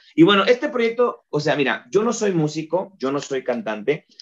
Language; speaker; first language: Spanish; native; Spanish